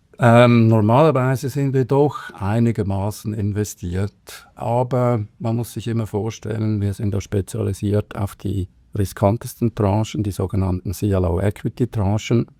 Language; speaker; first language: German; native; German